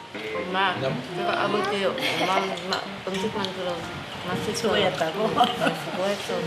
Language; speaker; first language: Korean; non-native, learner; Vietnamese